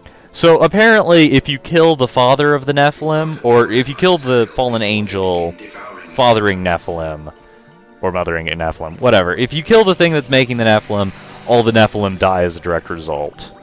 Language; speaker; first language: English; native; English